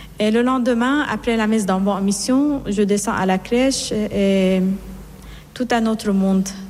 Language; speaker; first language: French; non-native, fluent; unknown